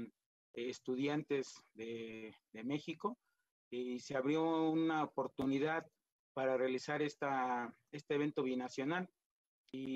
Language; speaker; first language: Spanish; native; Spanish